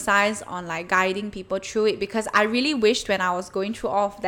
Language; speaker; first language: English; non-native, local second language; Chinese